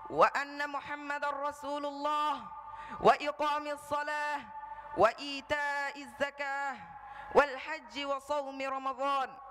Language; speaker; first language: Arabic; non-native, learner; Bangla